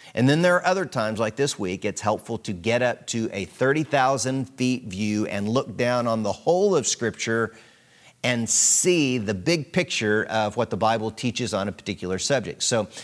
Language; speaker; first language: English; native; English